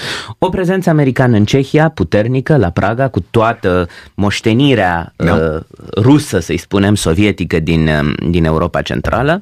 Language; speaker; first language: Romanian; native; Romanian